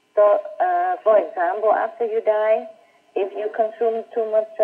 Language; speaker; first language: English; non-native, fluent; Vietnamese